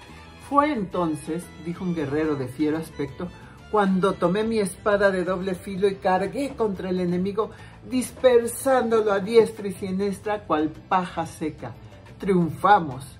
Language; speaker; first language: Spanish; native; Spanish